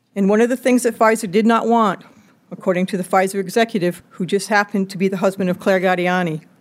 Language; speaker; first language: English; native; English